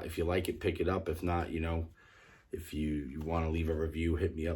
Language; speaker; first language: English; native; English